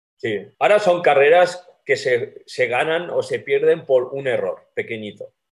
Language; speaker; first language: Spanish; native; Spanish